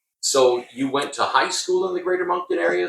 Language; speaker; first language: English; native; English